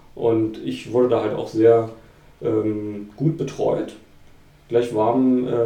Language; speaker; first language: German; native; German